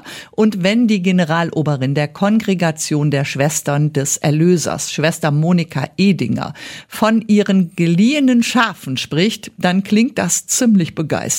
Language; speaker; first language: German; native; German